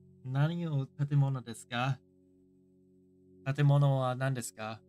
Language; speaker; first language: Japanese; non-native, learner; English